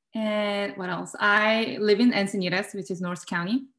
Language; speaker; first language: English; non-native, fluent; Korean